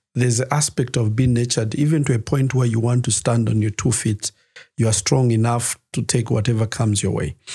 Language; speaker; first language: English; non-native, local second language; Nyanja